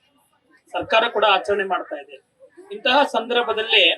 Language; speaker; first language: Kannada; native; Kannada